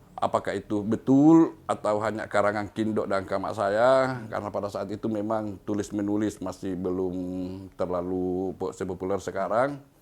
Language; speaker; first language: Indonesian; non-native, local second language; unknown